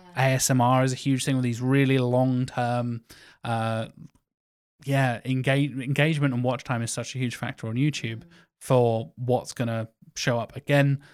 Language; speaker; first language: English; native; English